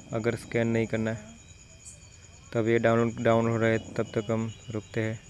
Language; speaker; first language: Hindi; non-native, local second language; Gujarati